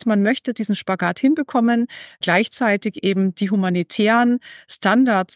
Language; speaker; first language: German; native; German